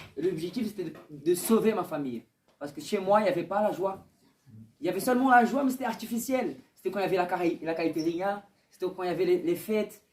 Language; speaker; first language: French; early bilingual, other home language; Portuguese